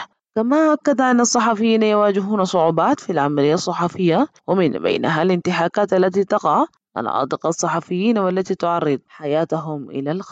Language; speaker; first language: Arabic; native; Arabic